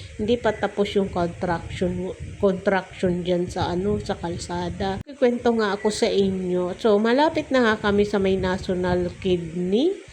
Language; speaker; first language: Filipino; non-native, local second language; Bikol